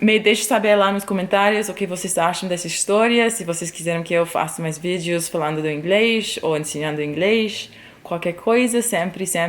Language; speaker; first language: Portuguese; non-native, fluent; English